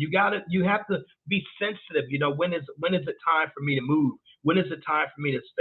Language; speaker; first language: English; native; English